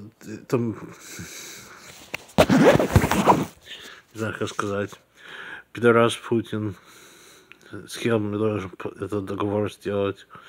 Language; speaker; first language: Russian; early bilingual, heritage; Russian